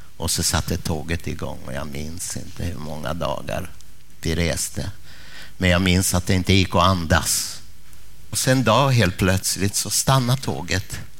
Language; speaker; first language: Swedish; early bilingual, other home language; Polish